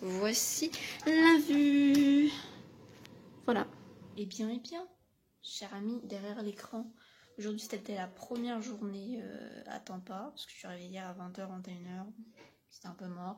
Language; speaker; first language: French; native; French